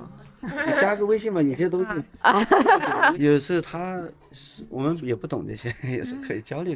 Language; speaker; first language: Chinese; native; Chinese